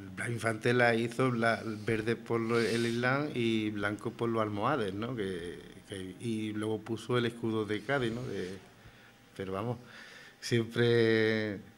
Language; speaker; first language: Spanish; native; Spanish